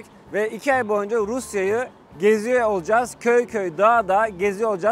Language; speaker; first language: Turkish; native; Turkish